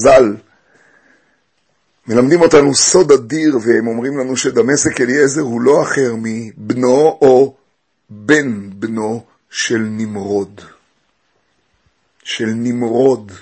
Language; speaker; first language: Hebrew; native; Hebrew